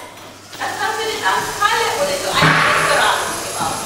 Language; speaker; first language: German; non-native, learner; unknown